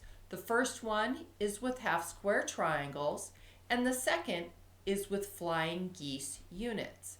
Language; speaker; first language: English; native; English